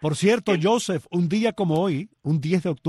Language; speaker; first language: Spanish; native; Spanish